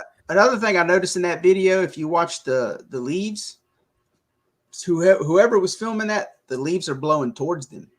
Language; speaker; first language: English; native; English